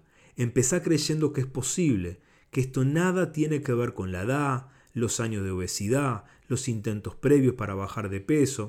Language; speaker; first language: Spanish; native; Spanish